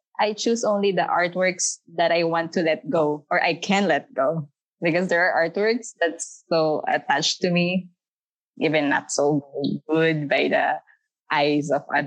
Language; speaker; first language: English; non-native, local second language; Filipino